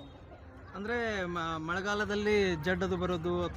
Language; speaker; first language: Kannada; native; Kannada